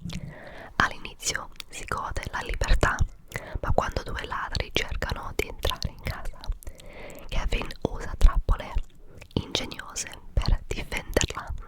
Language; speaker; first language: Italian; early bilingual, heritage; English